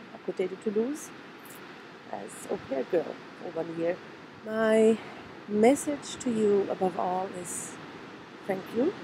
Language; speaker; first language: English; non-native, fluent; German